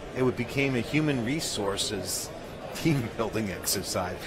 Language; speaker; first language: English; native; English